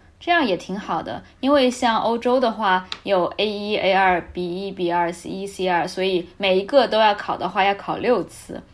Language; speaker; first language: Chinese; native; Chinese